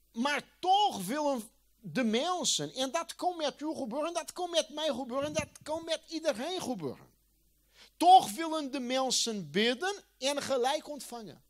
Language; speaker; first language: Dutch; non-native, fluent; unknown